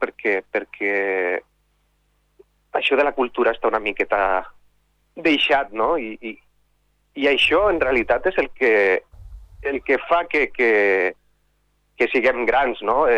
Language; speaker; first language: Catalan; non-native, local second language; Spanish